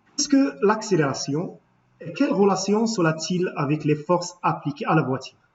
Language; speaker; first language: French; non-native, local second language; Arabic